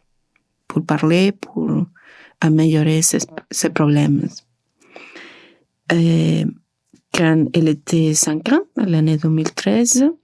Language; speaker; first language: French; non-native, learner; Spanish